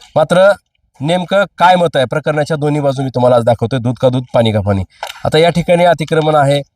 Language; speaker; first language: Marathi; native; Marathi